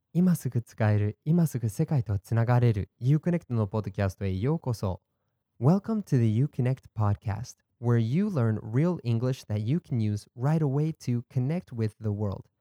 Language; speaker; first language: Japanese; non-native, fluent; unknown